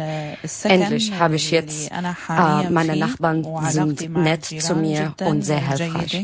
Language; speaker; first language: German; non-native, learner; Arabic